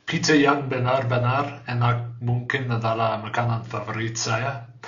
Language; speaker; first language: Indonesian; non-native, learner; English